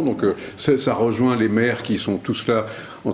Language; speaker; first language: French; native; French